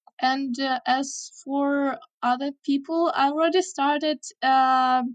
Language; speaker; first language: English; non-native, fluent; Ukrainian